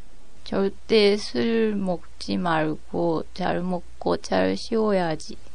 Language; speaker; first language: Korean; non-native, learner; Japanese